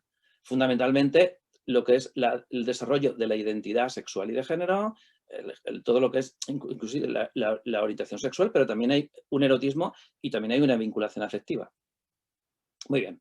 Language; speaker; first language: Spanish; native; Spanish